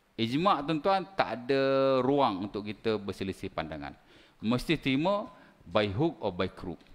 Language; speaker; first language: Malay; native; Malay